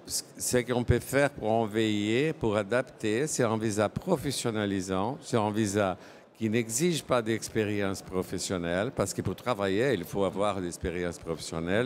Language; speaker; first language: French; non-native, fluent; Portuguese